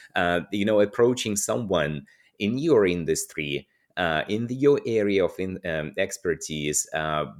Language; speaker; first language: English; non-native, fluent; Russian